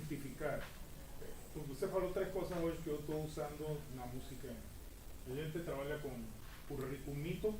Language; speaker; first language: Portuguese; non-native, fluent; Spanish